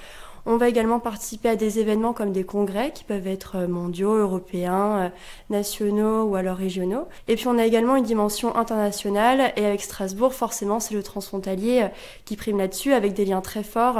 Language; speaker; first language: French; native; French